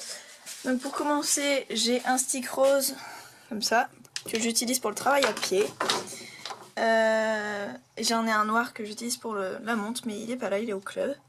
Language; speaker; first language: French; native; French